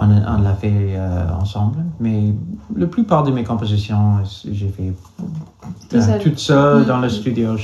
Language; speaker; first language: French; non-native, local second language; English